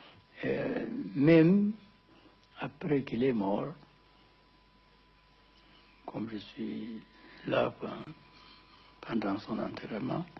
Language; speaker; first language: French; non-native, fluent; Amharic